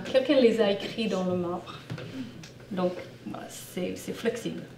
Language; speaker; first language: French; non-native, fluent; English